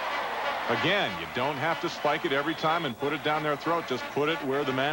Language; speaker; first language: English; native; English